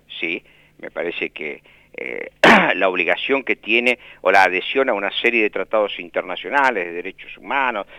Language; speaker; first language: Spanish; native; Spanish